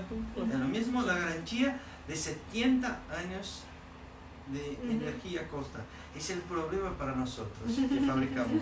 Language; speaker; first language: Spanish; non-native, learner; Portuguese